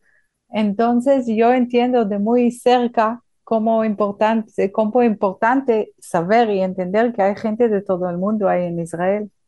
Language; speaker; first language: Spanish; non-native, fluent; Hebrew